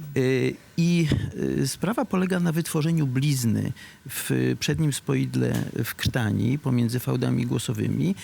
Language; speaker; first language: Polish; native; Polish